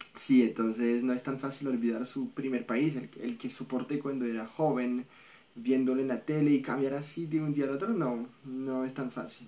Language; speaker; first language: Spanish; non-native, fluent; French